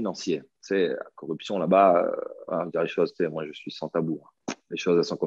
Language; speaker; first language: French; native; French